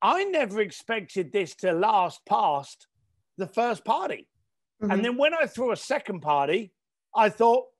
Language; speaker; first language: English; native; English